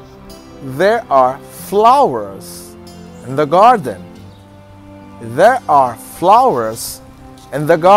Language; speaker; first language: English; non-native, fluent; Portuguese